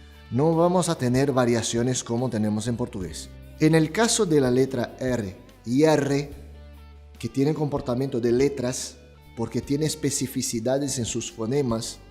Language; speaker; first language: Spanish; non-native, fluent; Portuguese